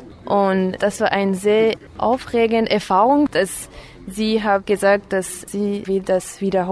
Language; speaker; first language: German; non-native, fluent; Armenian